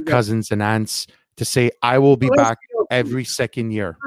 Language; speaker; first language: English; early bilingual, heritage; Italian